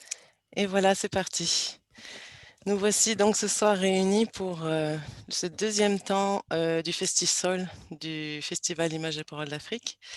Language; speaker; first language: French; native; French